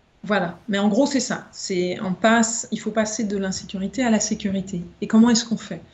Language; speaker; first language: French; native; French